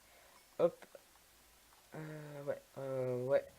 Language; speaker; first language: French; native; French